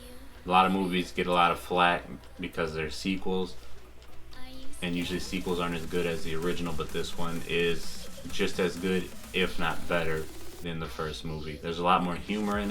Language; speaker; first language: English; native; English